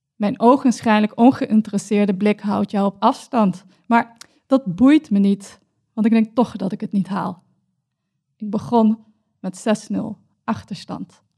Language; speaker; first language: Dutch; early bilingual, other home language; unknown